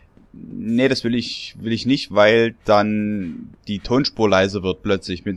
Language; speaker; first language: German; native; German